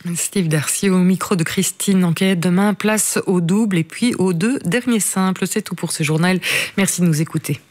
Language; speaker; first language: French; native; French